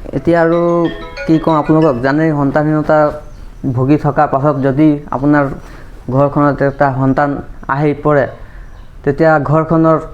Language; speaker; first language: Assamese; non-native, local second language; Sadri